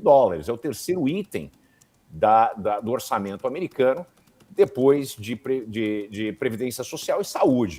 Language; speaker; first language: Portuguese; native; Portuguese